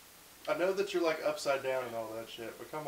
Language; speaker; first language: English; native; English